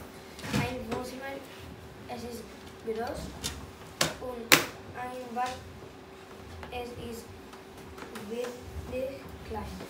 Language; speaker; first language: German; non-native, learner; Spanish